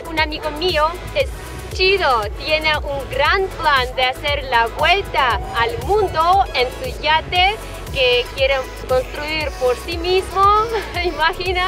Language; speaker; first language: Spanish; non-native, fluent; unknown